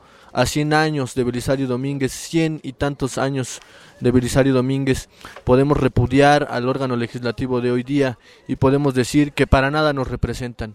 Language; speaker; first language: Spanish; native; Spanish